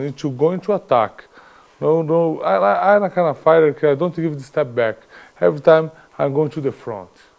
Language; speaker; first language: English; non-native, learner; Portuguese